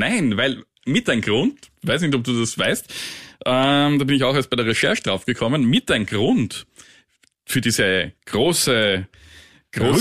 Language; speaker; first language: German; native; German